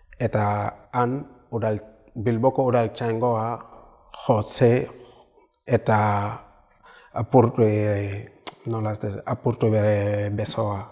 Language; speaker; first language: Basque; non-native, learner; Wolof